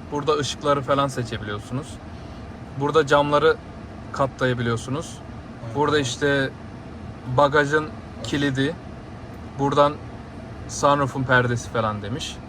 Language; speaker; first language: Turkish; native; Turkish